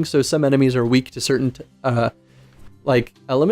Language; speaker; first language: English; native; English